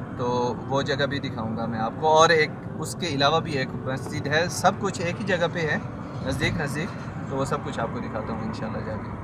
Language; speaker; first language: Urdu; native; Urdu